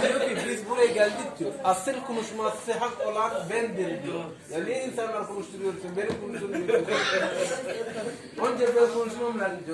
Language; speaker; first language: Turkish; non-native, fluent; Somali